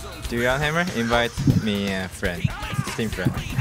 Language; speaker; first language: English; non-native, learner; Korean